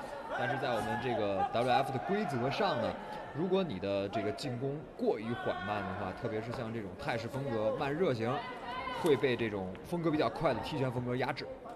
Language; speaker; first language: Chinese; native; Chinese